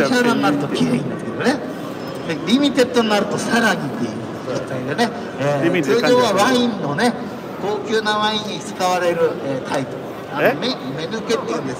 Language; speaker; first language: Japanese; native; Japanese